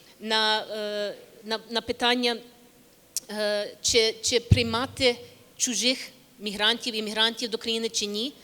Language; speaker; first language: Ukrainian; early bilingual, heritage; English